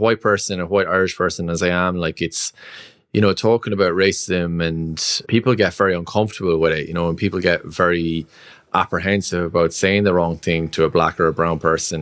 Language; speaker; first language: English; native; English